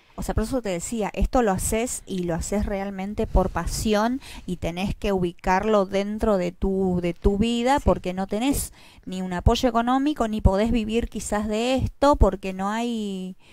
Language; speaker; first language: Spanish; native; Spanish